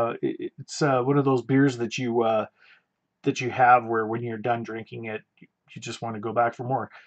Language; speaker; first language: English; native; English